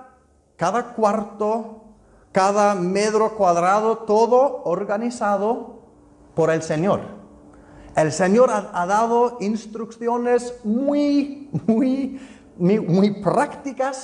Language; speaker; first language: Spanish; non-native, fluent; Icelandic